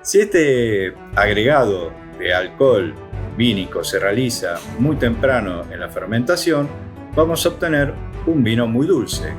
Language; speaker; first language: Spanish; native; Spanish